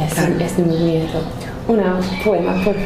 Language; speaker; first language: Spanish; non-native, learner; English